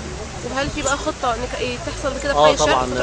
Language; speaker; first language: Arabic; native; Arabic